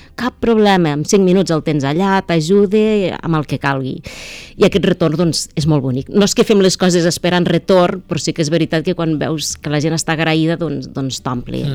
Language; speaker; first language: Catalan; native; Catalan